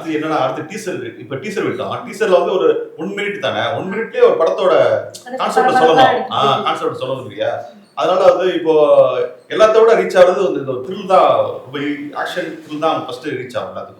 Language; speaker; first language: Tamil; native; Tamil